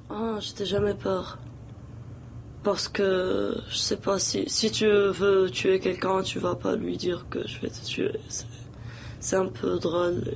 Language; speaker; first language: French; non-native, local second language; Arabic